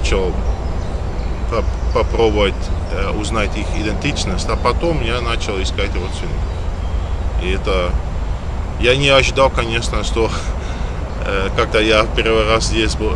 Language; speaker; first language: Russian; non-native, fluent; Dutch